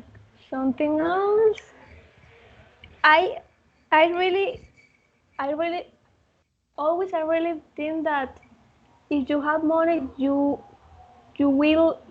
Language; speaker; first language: English; non-native, learner; Spanish